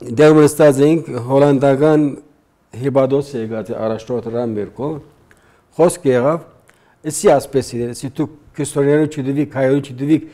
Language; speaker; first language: Armenian; early bilingual, heritage; Armenian